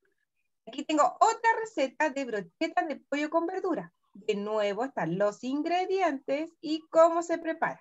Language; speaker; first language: Spanish; native; Spanish